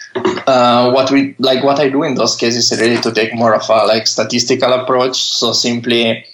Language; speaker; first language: English; non-native, fluent; Italian